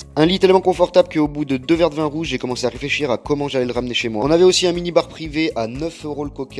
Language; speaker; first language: French; native; French